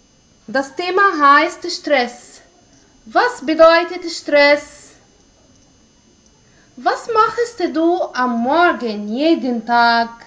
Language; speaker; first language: German; non-native, fluent; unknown